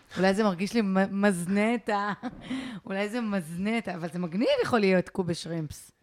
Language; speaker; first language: Hebrew; native; Hebrew